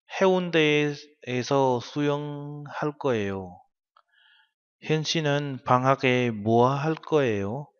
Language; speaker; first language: Korean; non-native, learner; Vietnamese